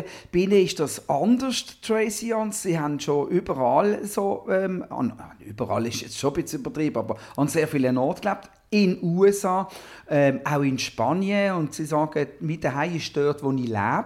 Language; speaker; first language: German; native; German